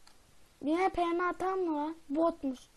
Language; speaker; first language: Turkish; native; Turkish